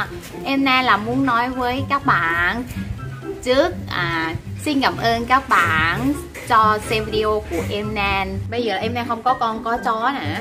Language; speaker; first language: Vietnamese; non-native, learner; Thai